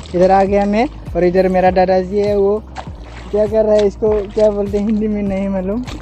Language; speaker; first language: Hindi; non-native, local second language; Bodo